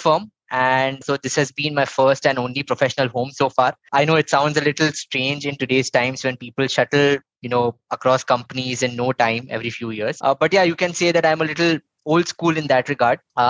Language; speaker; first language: English; non-native, local second language; Hindi